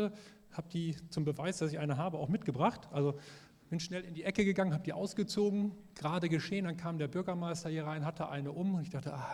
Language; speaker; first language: German; native; German